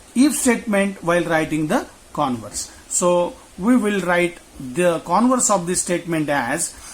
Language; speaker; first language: English; non-native, local second language; Marathi